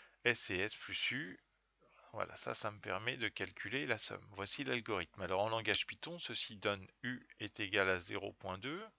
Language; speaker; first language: French; native; French